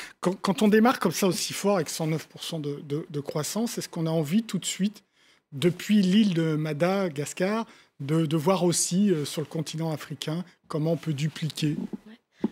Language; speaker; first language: French; native; French